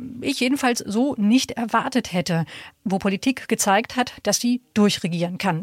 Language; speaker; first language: German; native; German